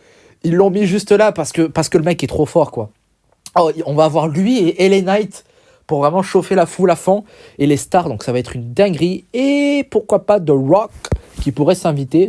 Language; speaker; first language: French; native; French